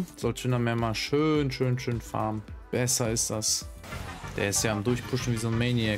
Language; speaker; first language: German; native; German